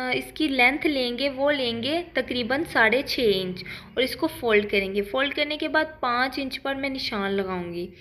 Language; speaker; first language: Urdu; native; Urdu